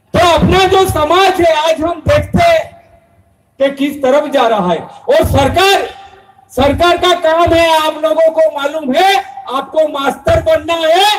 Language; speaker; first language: Hindi; non-native, local second language; Bhili